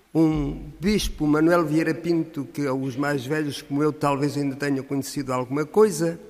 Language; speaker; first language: Portuguese; native; Portuguese